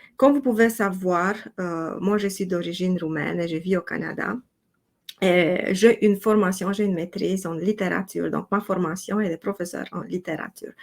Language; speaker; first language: French; non-native, fluent; Romanian